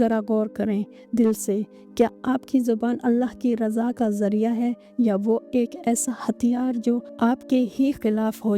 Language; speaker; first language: Hindi; native; Hindi